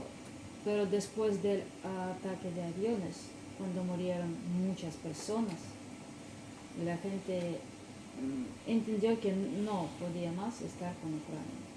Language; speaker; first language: Spanish; non-native, learner; Russian